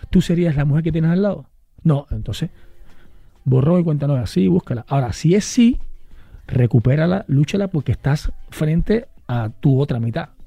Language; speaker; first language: Spanish; native; Spanish